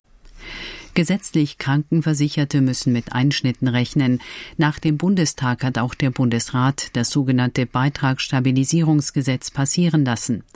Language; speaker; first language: German; native; German